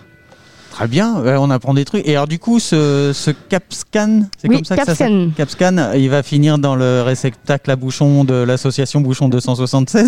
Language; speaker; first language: French; native; French